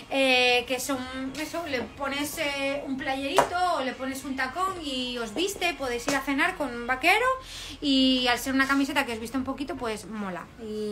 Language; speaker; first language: Spanish; native; Spanish